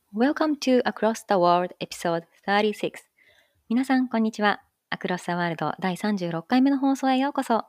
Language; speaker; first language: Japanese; native; Japanese